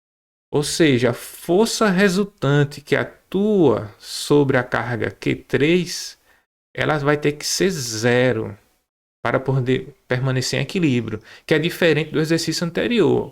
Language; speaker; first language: Portuguese; native; Portuguese